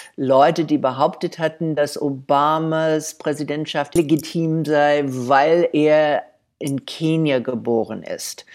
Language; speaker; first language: German; non-native, fluent; English